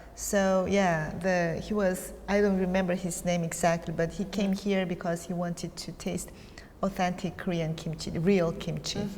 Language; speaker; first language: English; non-native, learner; Korean